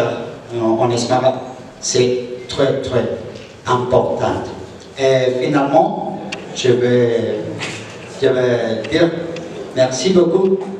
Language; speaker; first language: French; non-native, learner; Spanish